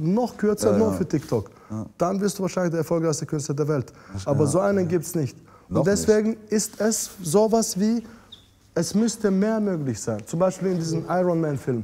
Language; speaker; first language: German; non-native, fluent; Russian